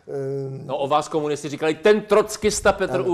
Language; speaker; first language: Czech; native; Czech